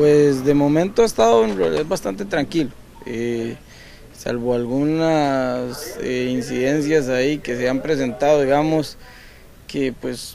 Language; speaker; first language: Spanish; native; Spanish